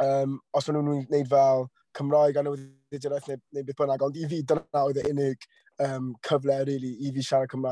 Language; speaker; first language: Welsh; non-native, local second language; English